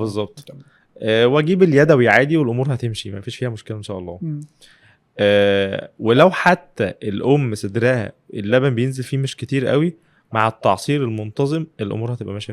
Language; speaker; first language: Arabic; native; Arabic